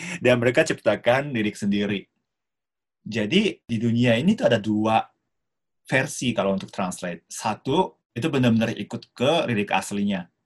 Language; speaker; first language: Indonesian; non-native, fluent; Japanese